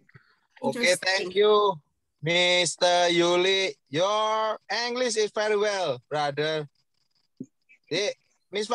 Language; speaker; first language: English; non-native, learner; Indonesian